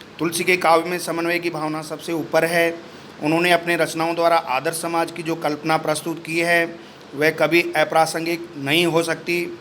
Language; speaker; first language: Hindi; native; Hindi